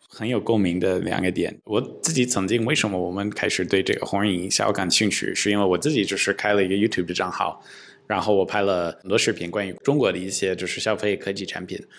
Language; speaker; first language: Chinese; non-native, fluent; English